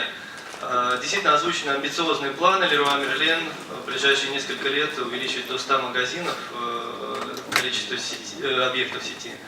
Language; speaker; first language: Russian; native; Russian